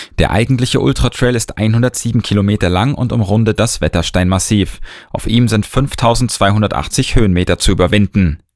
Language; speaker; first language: German; native; German